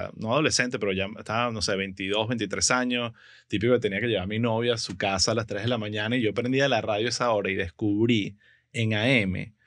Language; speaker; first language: Spanish; native; Spanish